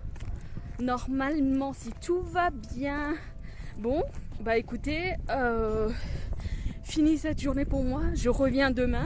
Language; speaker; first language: French; native; French